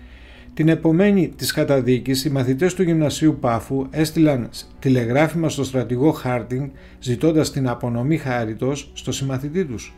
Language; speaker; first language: Greek; native; Greek